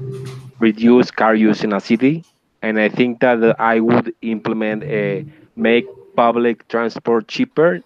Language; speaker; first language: English; non-native, learner; Spanish